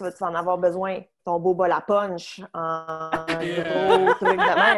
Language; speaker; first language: French; native; French